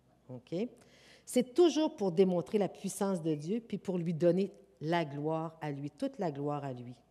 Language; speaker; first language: French; native; French